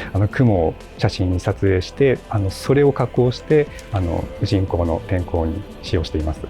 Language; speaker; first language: Japanese; native; Japanese